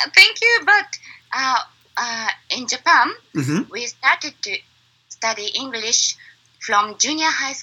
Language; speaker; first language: English; non-native, learner; Japanese